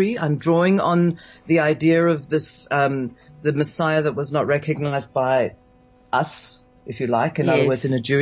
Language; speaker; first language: English; native; English